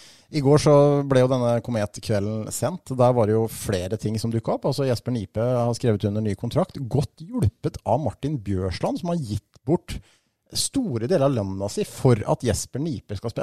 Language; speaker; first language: Norwegian; native; Norwegian